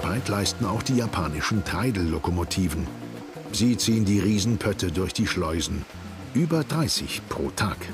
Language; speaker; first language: German; native; German